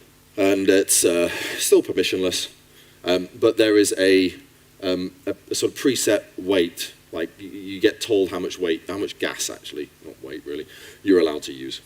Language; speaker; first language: English; native; English